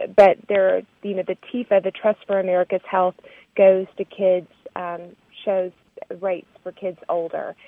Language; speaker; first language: English; native; English